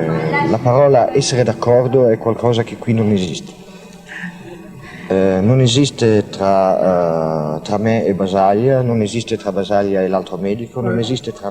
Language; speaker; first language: Italian; native; Italian